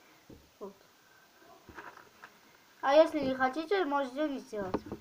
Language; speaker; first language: Russian; non-native, local second language; Armenian